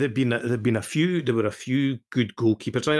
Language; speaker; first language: English; native; English